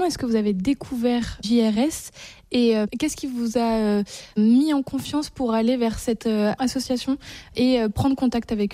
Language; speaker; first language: French; native; French